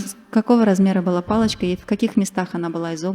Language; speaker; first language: Russian; native; Russian